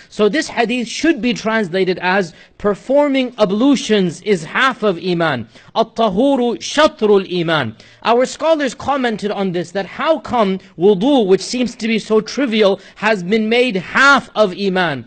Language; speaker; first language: English; native; English